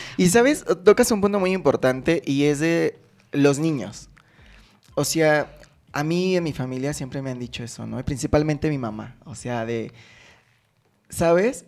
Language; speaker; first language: Spanish; native; Spanish